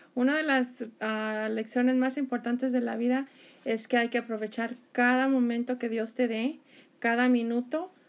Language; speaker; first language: Spanish; native; Spanish